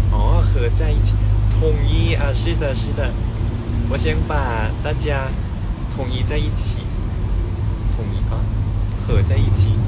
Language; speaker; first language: Chinese; non-native, learner; Thai